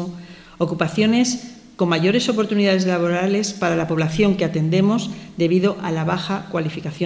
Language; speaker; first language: Spanish; native; Spanish